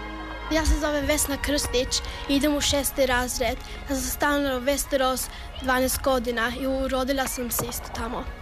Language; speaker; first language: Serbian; early bilingual, heritage; Serbian